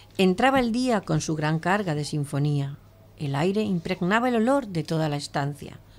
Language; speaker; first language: Spanish; native; Spanish